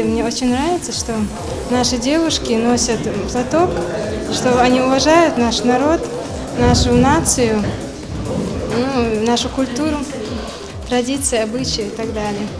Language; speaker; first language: Russian; non-native, local second language; Chechen